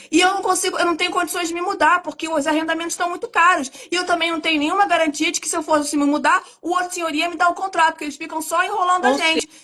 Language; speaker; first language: Portuguese; native; Portuguese